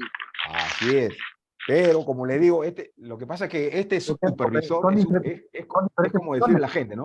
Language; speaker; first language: Spanish; native; Spanish